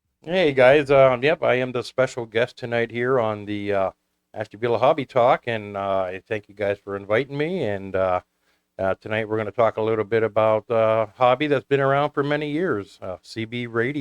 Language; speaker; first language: English; native; English